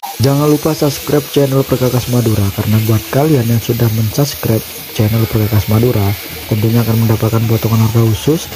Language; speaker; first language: Indonesian; non-native, local second language; Madurese